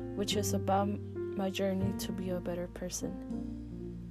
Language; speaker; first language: English; early bilingual, other home language; Spanish